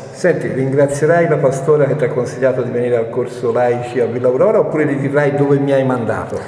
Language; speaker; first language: Italian; native; Italian